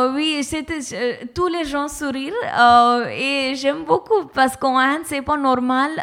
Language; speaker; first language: French; non-native, learner; Hindi